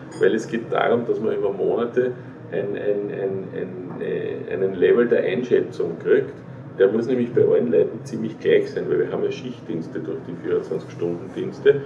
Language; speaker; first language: German; native; German